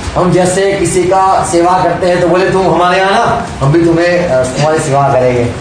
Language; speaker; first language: Hindi; non-native, local second language; Gujarati